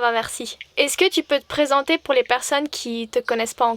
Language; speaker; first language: French; native; French